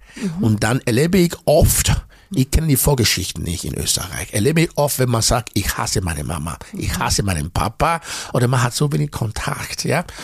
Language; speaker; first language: German; non-native, fluent; Bini